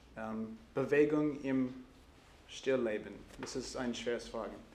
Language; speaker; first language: German; non-native, learner; English